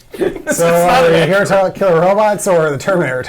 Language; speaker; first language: English; native; English